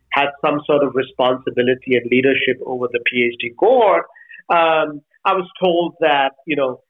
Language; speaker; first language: English; non-native, local second language; Bangla